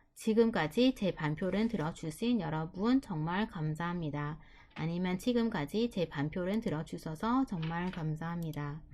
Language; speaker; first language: Korean; non-native, fluent; Vietnamese